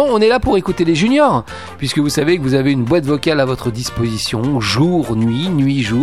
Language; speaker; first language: French; native; French